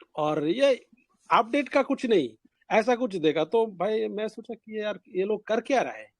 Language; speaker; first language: Hindi; native; Hindi